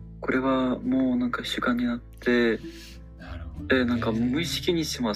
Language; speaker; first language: Japanese; non-native, fluent; French